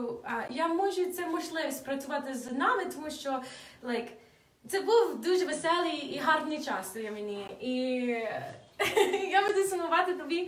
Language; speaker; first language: Ukrainian; non-native, learner; English